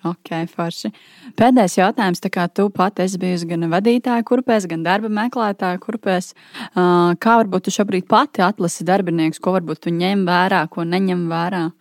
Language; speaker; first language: Latvian; native; Latvian